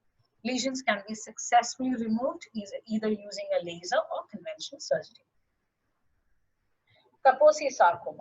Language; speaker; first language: English; non-native, local second language; Malayalam